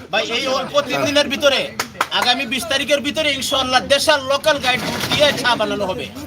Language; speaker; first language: Bangla; native; Bangla